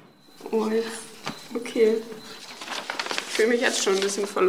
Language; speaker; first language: German; native; German